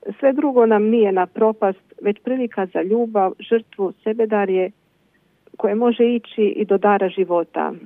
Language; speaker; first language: Croatian; native; Croatian